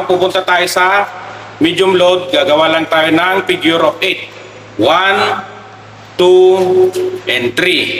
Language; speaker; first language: Filipino; native; Filipino